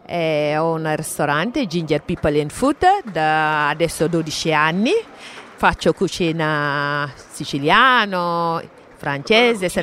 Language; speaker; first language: Italian; non-native, fluent; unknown